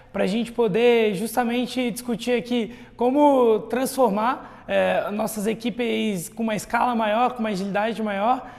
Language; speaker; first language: Portuguese; native; Portuguese